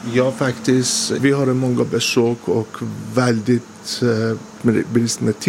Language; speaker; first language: Swedish; non-native, learner; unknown